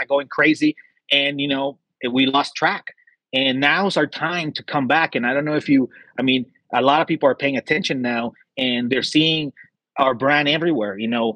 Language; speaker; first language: English; native; English